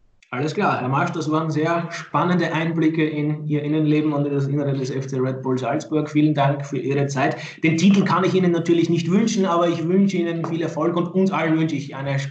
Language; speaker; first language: German; native; German